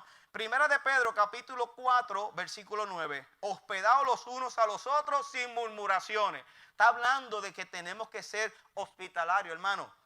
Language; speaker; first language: Spanish; native; Spanish